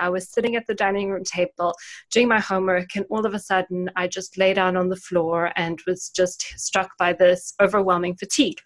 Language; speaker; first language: English; native; English